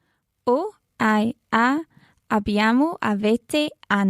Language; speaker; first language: Italian; non-native, learner; English